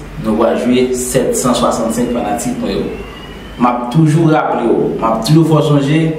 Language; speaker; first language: French; non-native, local second language; Haitian Creole